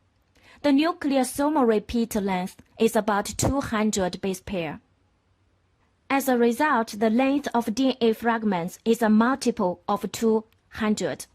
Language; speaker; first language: English; non-native, fluent; Chinese